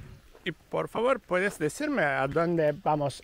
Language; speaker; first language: Spanish; non-native, learner; Turkish